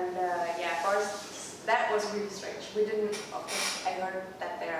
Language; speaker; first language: English; non-native, fluent; German